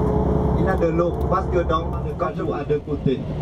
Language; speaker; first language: French; non-native, fluent; Vietnamese